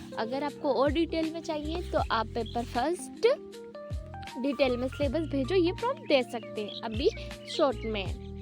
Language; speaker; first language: Hindi; native; Hindi